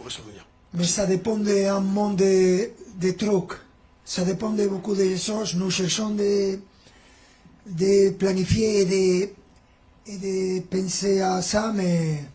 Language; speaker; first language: French; non-native, fluent; Spanish